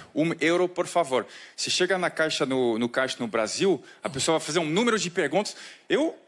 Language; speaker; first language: Portuguese; non-native, fluent; French